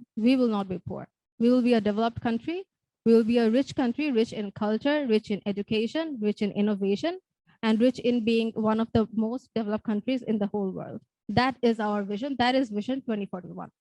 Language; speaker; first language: English; non-native, local second language; Bangla